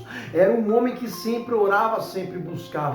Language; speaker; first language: Portuguese; native; Portuguese